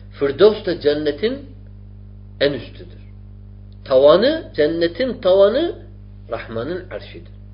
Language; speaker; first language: Turkish; non-native, fluent; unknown